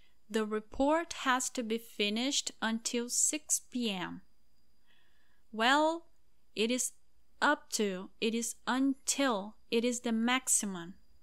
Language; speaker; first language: English; non-native, fluent; Portuguese